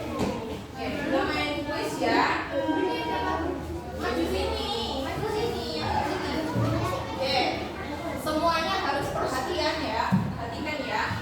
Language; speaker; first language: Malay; non-native, local second language; Javanese